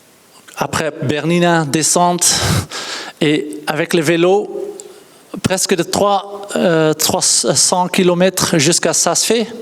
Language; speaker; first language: French; non-native, learner; Dutch